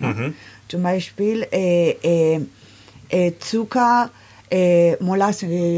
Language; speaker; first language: German; non-native, learner; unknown